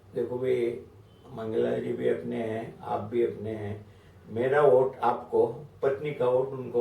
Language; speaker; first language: Hindi; non-native, local second language; Marathi